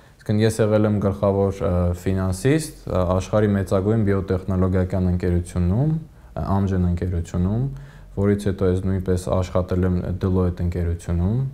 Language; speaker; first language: Armenian; early bilingual, heritage; Armenian